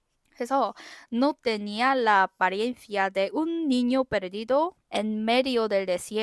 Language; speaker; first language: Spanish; non-native, fluent; Korean